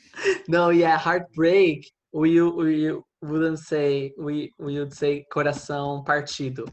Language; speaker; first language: English; non-native, fluent; Portuguese